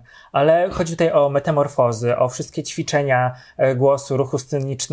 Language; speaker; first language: Polish; native; Polish